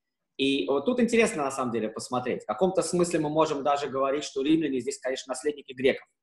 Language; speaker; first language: Russian; native; Russian